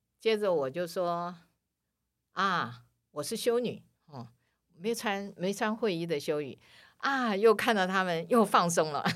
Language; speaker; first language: Chinese; native; Chinese